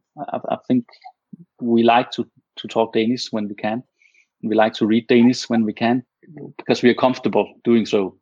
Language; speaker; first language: English; non-native, fluent; Danish